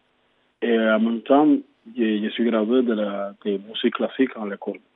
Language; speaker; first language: French; non-native, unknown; Spanish